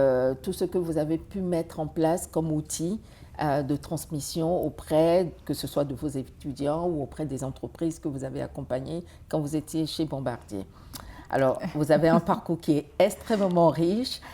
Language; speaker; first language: French; native; French